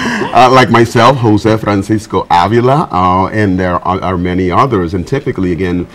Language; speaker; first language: English; non-native, fluent; Spanish